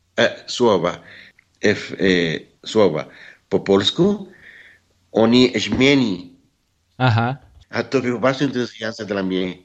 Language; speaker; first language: Polish; non-native, learner; Spanish